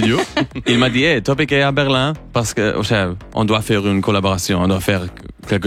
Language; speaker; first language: French; non-native, learner; Spanish